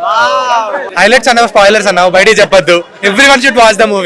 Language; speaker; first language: Telugu; native; Telugu